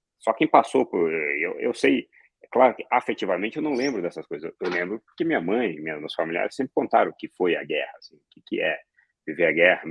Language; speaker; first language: Portuguese; early bilingual, other home language; Arabic